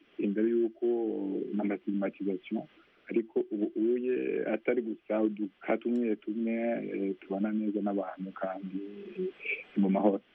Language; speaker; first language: Rundi; non-native, local second language; Swahili